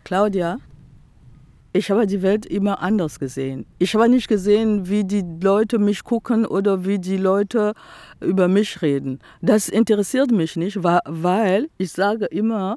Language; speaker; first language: German; non-native, fluent; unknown